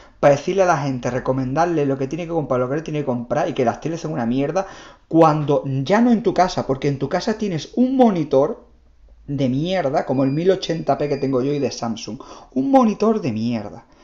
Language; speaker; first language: Spanish; native; Spanish